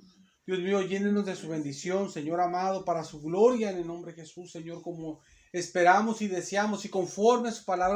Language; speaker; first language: Spanish; native; Spanish